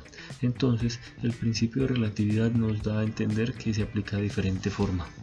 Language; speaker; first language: Spanish; native; Spanish